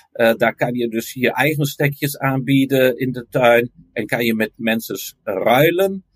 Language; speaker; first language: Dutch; non-native, fluent; German